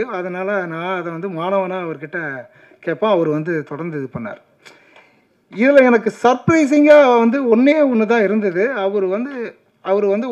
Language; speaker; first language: Tamil; native; Tamil